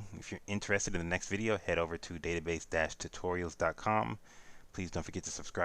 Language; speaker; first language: English; native; English